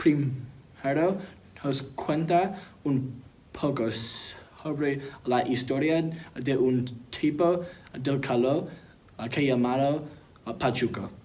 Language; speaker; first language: Spanish; non-native, learner; English